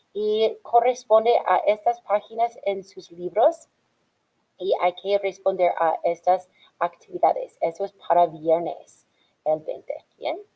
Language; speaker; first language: Spanish; non-native, fluent; English